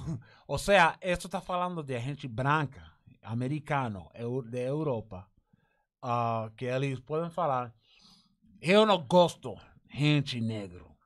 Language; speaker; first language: Portuguese; non-native, learner; Spanish